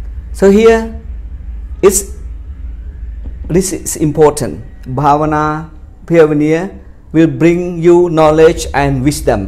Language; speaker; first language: English; non-native, fluent; Khmer